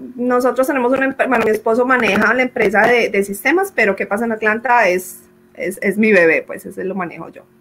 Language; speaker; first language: Spanish; native; Spanish